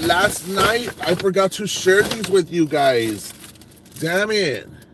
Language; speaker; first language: English; early bilingual, other home language; Spanish